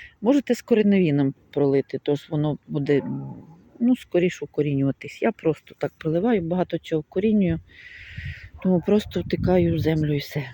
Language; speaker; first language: Ukrainian; native; Ukrainian